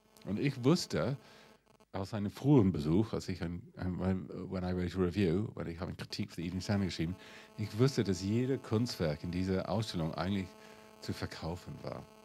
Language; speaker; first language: German; non-native, fluent; English